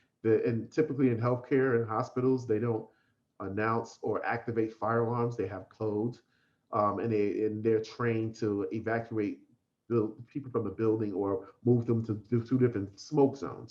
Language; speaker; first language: English; native; English